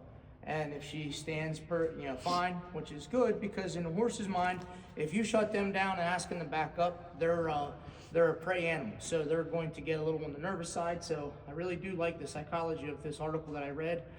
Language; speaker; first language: English; native; English